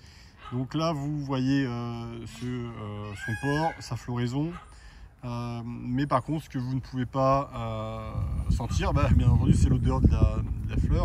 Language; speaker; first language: French; native; French